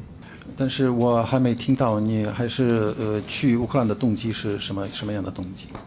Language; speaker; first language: Chinese; non-native, fluent; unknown